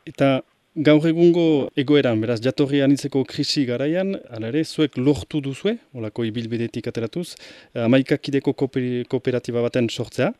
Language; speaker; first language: Basque; native; Basque